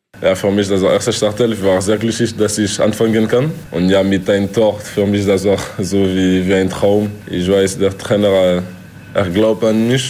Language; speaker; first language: German; non-native, local second language; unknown